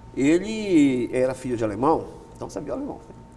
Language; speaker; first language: Portuguese; native; Portuguese